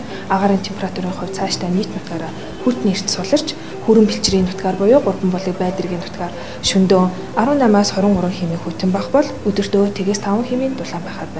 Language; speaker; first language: Mongolian; native; Mongolian